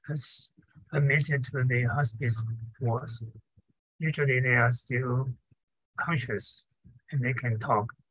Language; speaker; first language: English; non-native, fluent; Chinese